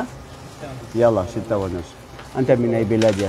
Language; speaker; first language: Arabic; non-native, fluent; Maranao